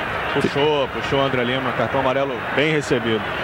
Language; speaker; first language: Portuguese; native; Portuguese